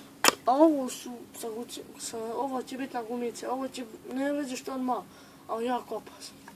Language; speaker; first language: Bosnian; native; Bosnian